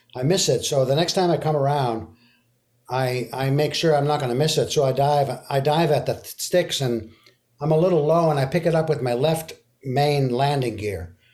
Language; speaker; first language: English; early bilingual, other home language; French